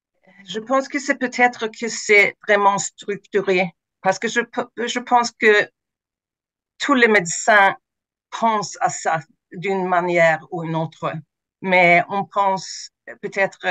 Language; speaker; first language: French; non-native, fluent; Swedish